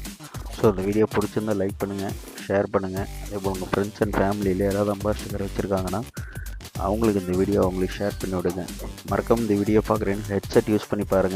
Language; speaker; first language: Tamil; native; Tamil